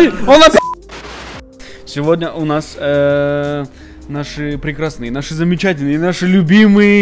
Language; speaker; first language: Russian; native; Russian